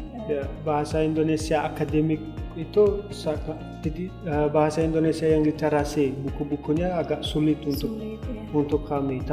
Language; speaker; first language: Indonesian; non-native, fluent; Turkmen